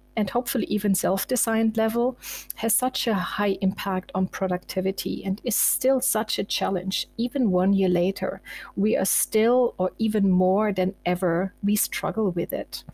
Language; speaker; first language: English; non-native, fluent; German